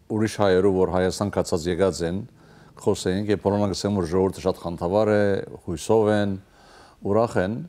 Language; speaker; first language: Armenian; early bilingual, heritage; Armenian